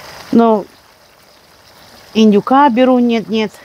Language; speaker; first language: Russian; native; Russian